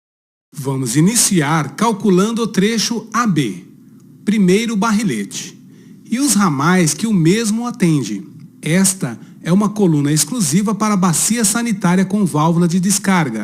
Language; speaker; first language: Portuguese; native; Portuguese